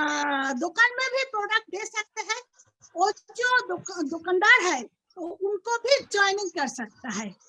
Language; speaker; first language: Hindi; non-native, local second language; Bangla